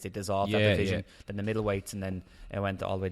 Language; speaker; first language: English; native; English